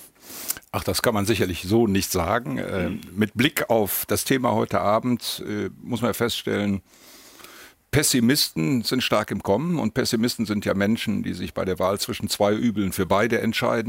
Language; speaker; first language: German; native; German